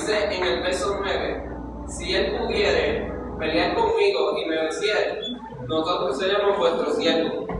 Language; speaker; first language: Spanish; native; Spanish